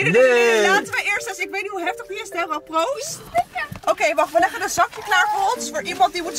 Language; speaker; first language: Dutch; early bilingual, other home language; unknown